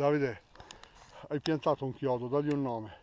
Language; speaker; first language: Italian; native; Italian